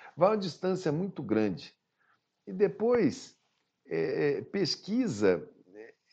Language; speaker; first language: Portuguese; native; Portuguese